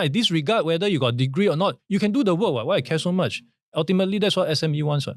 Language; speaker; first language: English; native; English